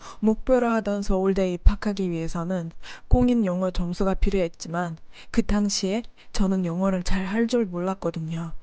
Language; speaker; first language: Korean; non-native, fluent; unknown